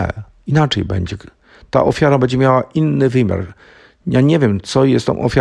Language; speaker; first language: Polish; native; Polish